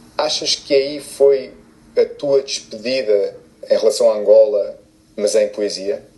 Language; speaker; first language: Portuguese; native; Portuguese